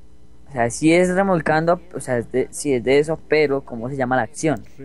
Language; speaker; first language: Spanish; native; Spanish